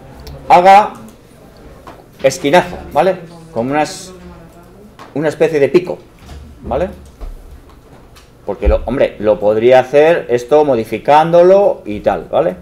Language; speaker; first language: Spanish; native; Spanish